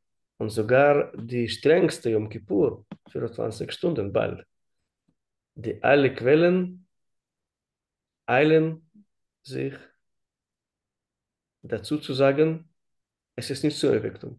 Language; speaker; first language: German; non-native, learner; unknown